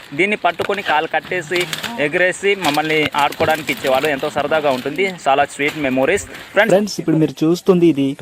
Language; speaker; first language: Telugu; non-native, local second language; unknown